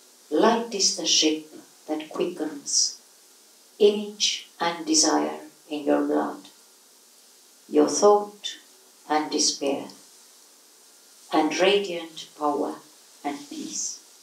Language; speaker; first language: English; non-native, fluent; Estonian